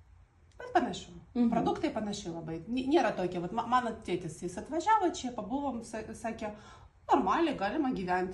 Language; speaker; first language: Lithuanian; non-native, learner; Russian